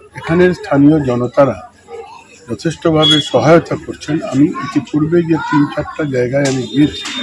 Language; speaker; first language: Bangla; native; Bangla